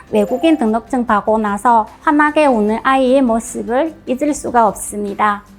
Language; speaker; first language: Korean; non-native, fluent; Chinese